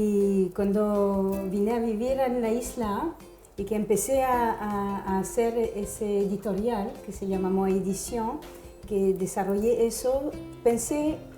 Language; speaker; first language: Spanish; non-native, fluent; French